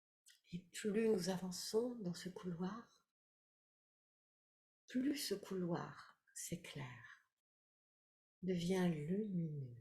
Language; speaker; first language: French; native; French